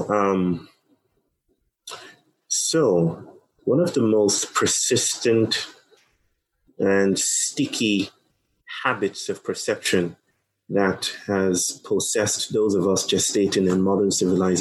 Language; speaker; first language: English; non-native, local second language; Yoruba